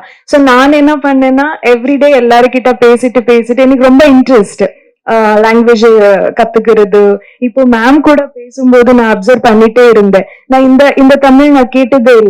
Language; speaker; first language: Tamil; non-native, learner; Kannada